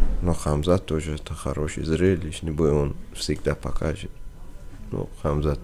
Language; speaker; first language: Russian; non-native, learner; Persian